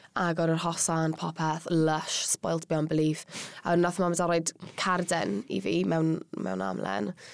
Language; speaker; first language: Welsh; native; Welsh